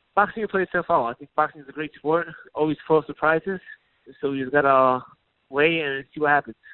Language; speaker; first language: English; native; English